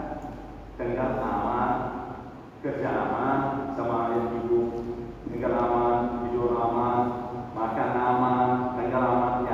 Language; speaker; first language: Indonesian; non-native, learner; Arabic